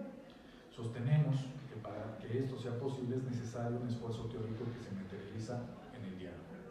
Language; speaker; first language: Spanish; native; Spanish